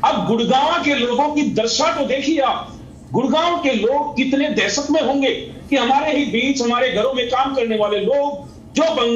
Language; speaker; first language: Hindi; native; Hindi